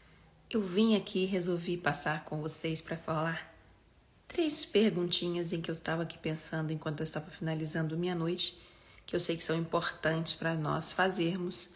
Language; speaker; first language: Portuguese; native; Portuguese